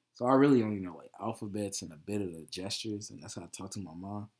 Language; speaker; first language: English; native; English